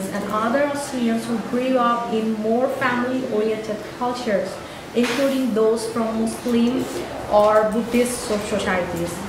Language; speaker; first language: English; non-native, local second language; Bangla